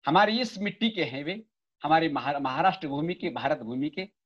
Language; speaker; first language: Hindi; non-native, local second language; Marathi